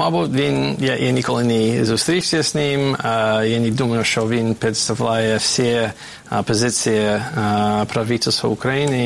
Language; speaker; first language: Ukrainian; non-native, fluent; English